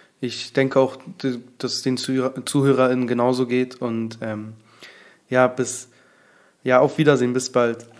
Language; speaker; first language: German; early bilingual, other home language; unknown